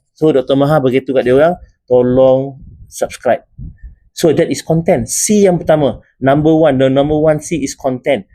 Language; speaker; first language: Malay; native; Malay